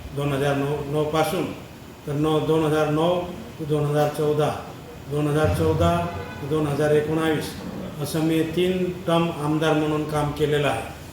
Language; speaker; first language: Marathi; non-native, local second language; Bhili